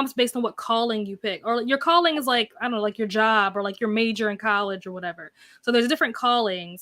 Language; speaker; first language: English; native; English